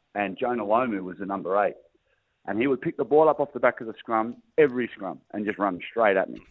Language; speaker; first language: English; native; English